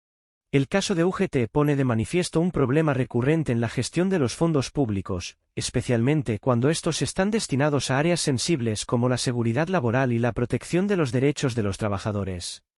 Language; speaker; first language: Spanish; native; Spanish